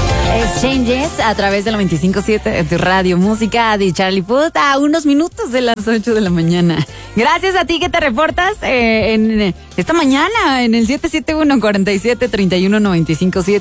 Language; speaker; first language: Spanish; native; Spanish